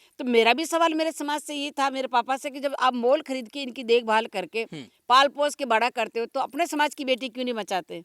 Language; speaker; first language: Hindi; non-native, local second language; Rajasthani